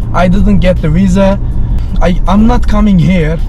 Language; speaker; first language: English; non-native, learner; Turkish